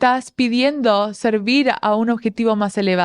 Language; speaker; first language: Spanish; native; Spanish